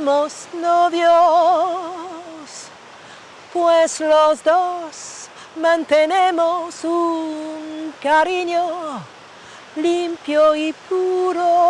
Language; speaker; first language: Spanish; non-native, learner; French